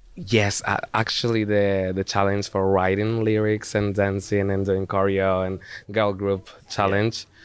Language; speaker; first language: English; non-native, fluent; Spanish